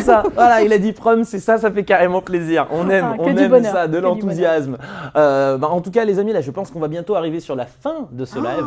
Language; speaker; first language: French; native; French